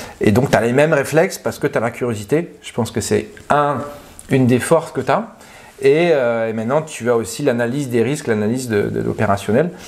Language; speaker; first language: French; native; French